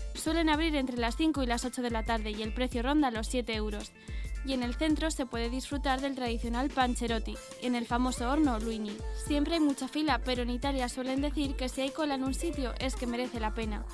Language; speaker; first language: Spanish; native; Spanish